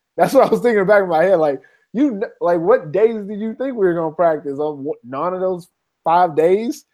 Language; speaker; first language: English; native; English